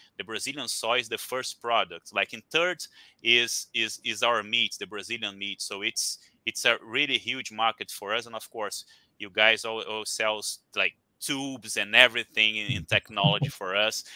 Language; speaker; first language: English; non-native, fluent; Portuguese